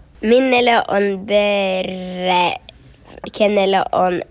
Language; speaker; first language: Finnish; non-native, learner; Swedish